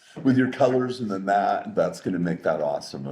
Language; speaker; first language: English; native; English